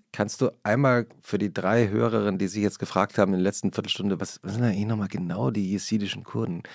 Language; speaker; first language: German; native; German